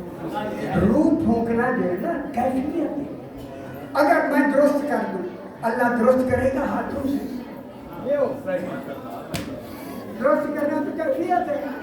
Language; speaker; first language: Urdu; native; Urdu